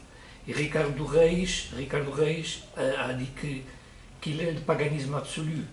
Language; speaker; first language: French; non-native, learner; Portuguese